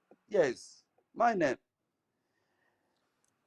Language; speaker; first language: English; non-native, learner; Somali